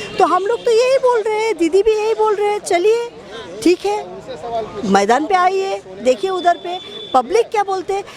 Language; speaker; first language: Hindi; non-native, local second language; Bangla